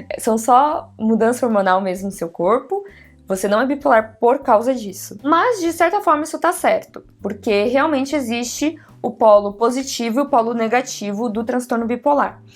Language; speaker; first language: Portuguese; native; Portuguese